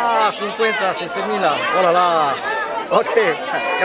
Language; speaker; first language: Spanish; non-native, learner; French